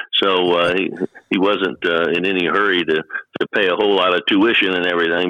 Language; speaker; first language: English; native; English